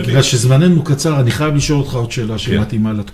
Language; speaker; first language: Hebrew; native; Hebrew